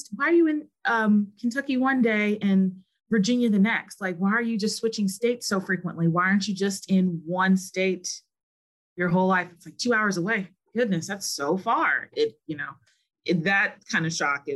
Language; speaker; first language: English; native; English